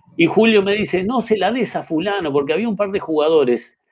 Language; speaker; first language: Spanish; native; Spanish